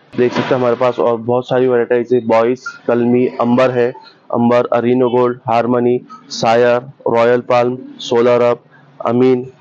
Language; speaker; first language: Hindi; non-native, local second language; Urdu